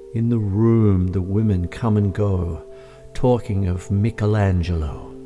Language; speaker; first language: English; native; English